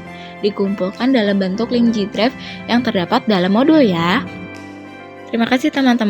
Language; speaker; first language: Indonesian; native; Indonesian